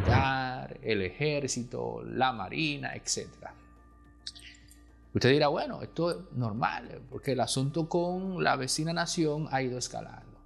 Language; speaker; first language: Spanish; native; Spanish